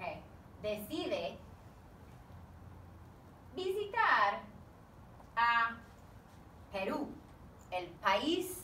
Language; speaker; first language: Spanish; non-native, fluent; English